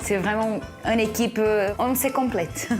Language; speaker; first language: French; non-native, learner; Portuguese